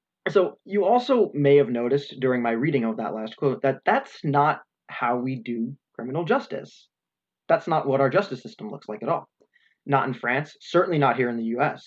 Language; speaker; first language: English; native; English